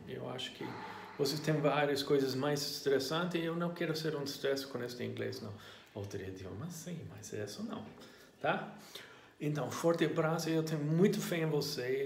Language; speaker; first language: Portuguese; non-native, learner; English